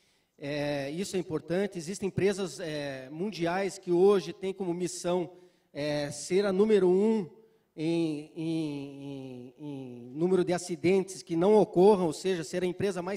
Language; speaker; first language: Portuguese; native; Portuguese